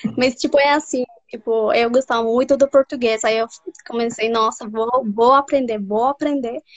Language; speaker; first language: Portuguese; non-native, fluent; Spanish